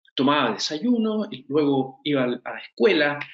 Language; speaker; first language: Spanish; native; Spanish